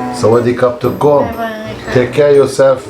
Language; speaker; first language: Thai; non-native, learner; Turkish